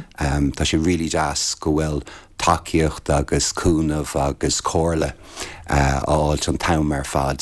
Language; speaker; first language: Irish; native; Irish